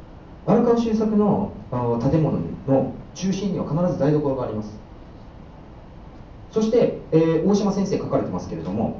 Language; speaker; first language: Japanese; native; Japanese